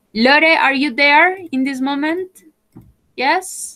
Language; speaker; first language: English; non-native, fluent; Spanish